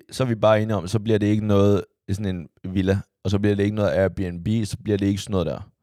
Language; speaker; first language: Danish; early bilingual, other home language; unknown